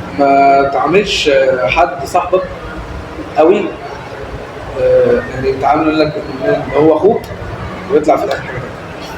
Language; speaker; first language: Arabic; native; Arabic